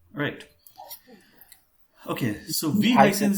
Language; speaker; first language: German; non-native, fluent; Hindi